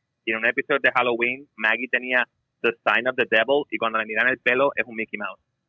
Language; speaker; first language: Spanish; native; Spanish